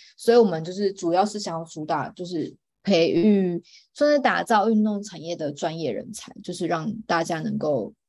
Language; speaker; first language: Chinese; native; Chinese